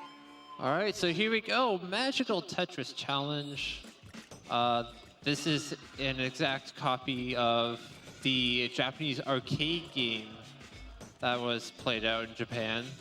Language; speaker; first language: English; native; English